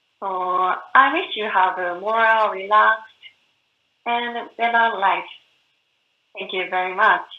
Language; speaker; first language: English; non-native, learner; Japanese